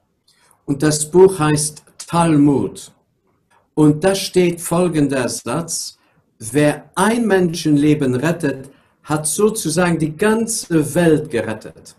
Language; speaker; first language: German; non-native, local second language; Luxembourgish